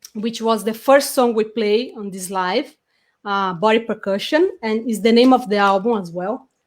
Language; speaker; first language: English; non-native, fluent; Portuguese